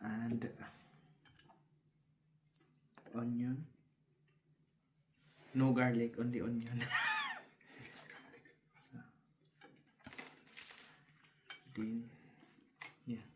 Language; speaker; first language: English; non-native, local second language; Filipino